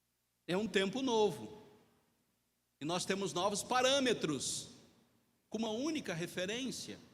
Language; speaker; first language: Portuguese; native; Portuguese